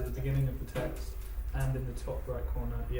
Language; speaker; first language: English; native; English